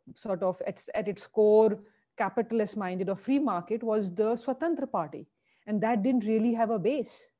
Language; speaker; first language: English; non-native, local second language; Hindi